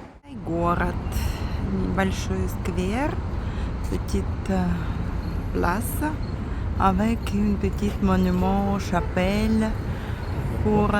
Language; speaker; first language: French; non-native, fluent; Russian